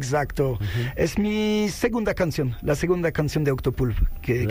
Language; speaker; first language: Spanish; non-native, fluent; French